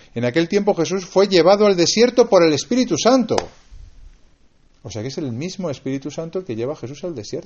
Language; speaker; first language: Spanish; native; Spanish